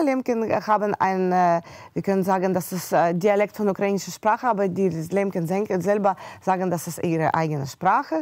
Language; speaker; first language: German; non-native, fluent; Russian